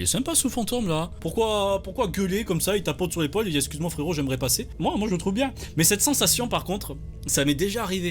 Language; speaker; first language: French; native; French